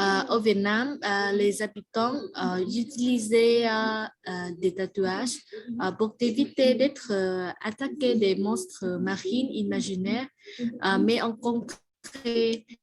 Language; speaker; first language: French; non-native, learner; Vietnamese